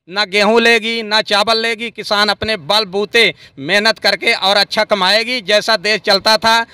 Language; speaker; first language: Hindi; native; Hindi